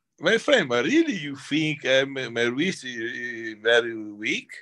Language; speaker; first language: English; non-native, learner; Italian